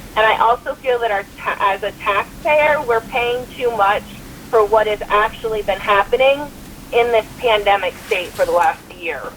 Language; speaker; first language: English; native; English